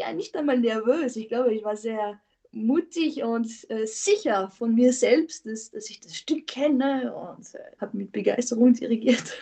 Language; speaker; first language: German; non-native, fluent; French